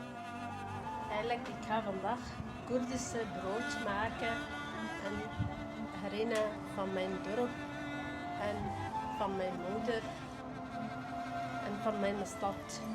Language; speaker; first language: Dutch; non-native, learner; Kurdish